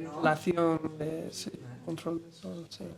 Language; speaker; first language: Spanish; non-native, learner; English